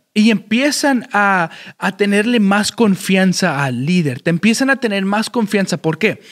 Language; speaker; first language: Spanish; early bilingual, heritage; Spanish